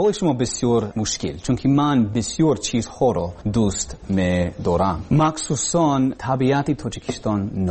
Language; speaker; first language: Persian; non-native, learner; English